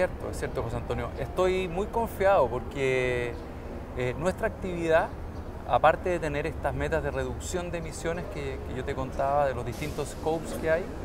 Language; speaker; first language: Spanish; native; Spanish